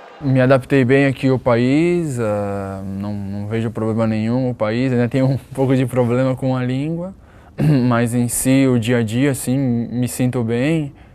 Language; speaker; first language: Portuguese; native; Portuguese